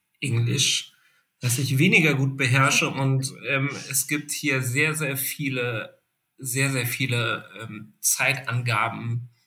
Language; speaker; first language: German; native; German